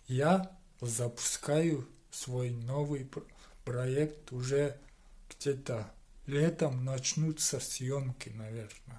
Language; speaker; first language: Russian; non-native, local second language; Kyrgyz